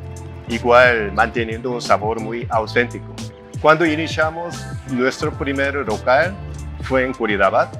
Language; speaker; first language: Spanish; non-native, fluent; Korean